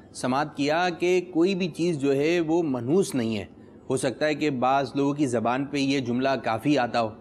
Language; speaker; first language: Urdu; native; Urdu